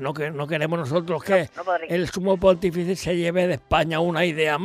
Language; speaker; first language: Spanish; native; Spanish